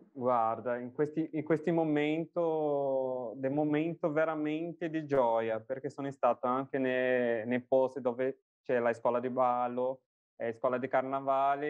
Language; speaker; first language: Italian; non-native, fluent; Portuguese